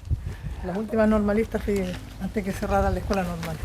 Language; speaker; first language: Spanish; native; Spanish